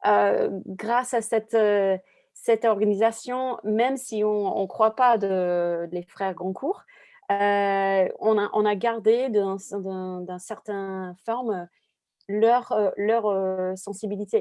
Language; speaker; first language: French; non-native, fluent; English